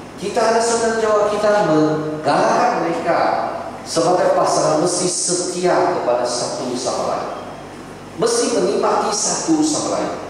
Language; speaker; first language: Malay; non-native, local second language; Chinese